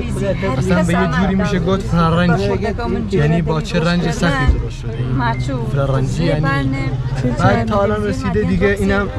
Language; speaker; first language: Persian; non-native, local second language; Kurdish